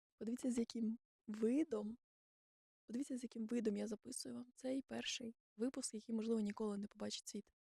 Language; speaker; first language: Ukrainian; non-native, local second language; Russian